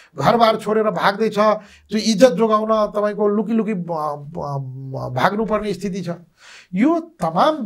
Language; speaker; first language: Nepali; non-native, local second language; Maithili